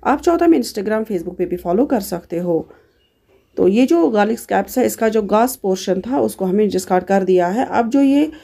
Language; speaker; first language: Hindi; non-native, local second language; Kashmiri